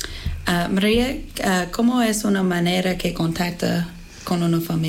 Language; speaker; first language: Spanish; non-native, learner; English